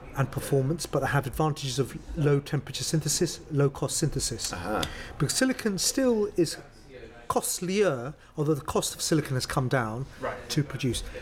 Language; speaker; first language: English; native; English